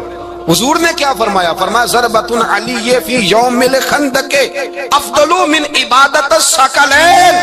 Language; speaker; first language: Urdu; native; Urdu